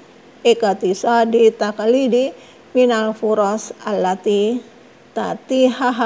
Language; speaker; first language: Arabic; non-native, fluent; Indonesian